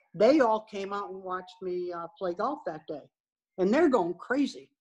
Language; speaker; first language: English; native; English